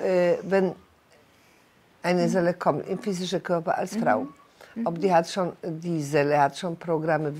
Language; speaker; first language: German; non-native, learner; Polish